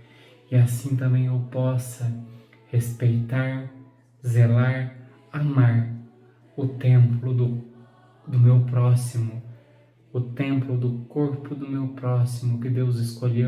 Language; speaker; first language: Portuguese; native; Portuguese